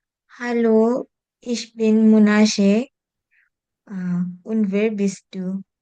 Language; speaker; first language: German; non-native, learner; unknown